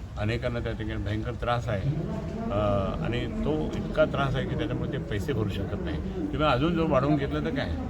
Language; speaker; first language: Marathi; native; Marathi